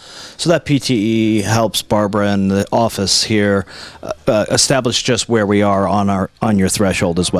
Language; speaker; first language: English; native; English